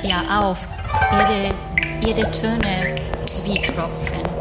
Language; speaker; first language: German; non-native, learner; Japanese